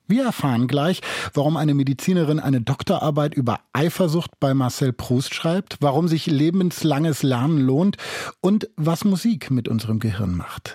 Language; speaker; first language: German; native; German